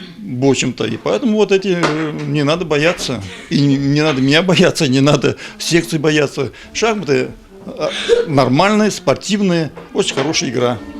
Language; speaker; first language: Russian; native; Russian